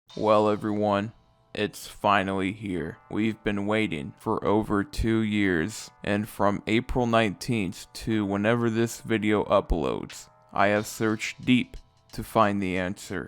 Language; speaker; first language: English; native; English